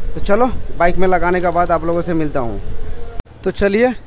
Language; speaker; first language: Hindi; non-native, local second language; Bangla